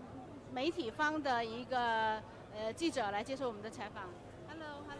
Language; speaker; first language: Chinese; native; Chinese